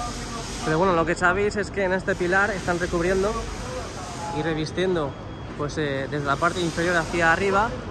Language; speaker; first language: Spanish; native; Spanish